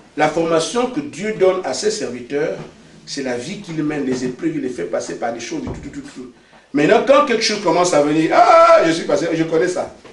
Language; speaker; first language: French; non-native, local second language; Basaa